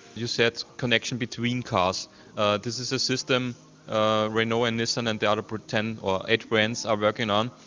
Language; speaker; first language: English; non-native, fluent; German